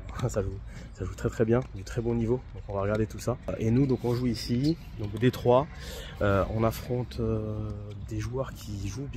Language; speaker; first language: French; native; French